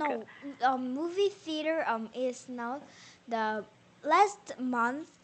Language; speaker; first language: English; non-native, learner; Korean